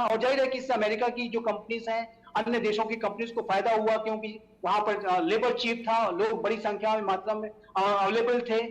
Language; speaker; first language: Hindi; native; Hindi